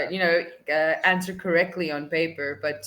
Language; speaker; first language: English; non-native, fluent; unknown